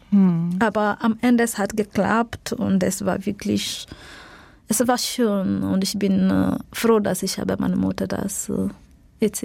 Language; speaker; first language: German; non-native, learner; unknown